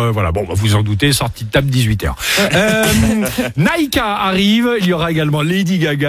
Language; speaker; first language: French; native; French